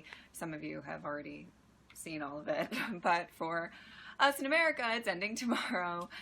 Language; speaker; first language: English; native; English